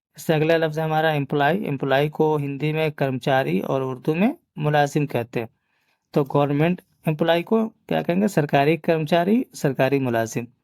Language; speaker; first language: Urdu; native; Urdu